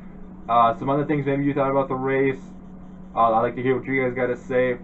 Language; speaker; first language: English; native; English